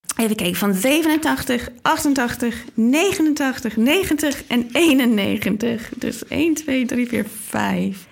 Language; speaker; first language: Dutch; non-native, fluent; English